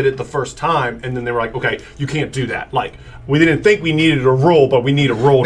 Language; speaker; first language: English; native; English